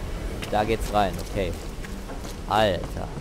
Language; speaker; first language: German; native; German